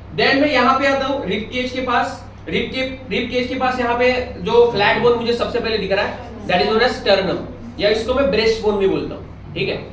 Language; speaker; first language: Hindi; non-native, local second language; Marathi